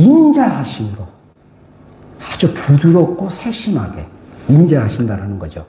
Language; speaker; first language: Korean; native; Korean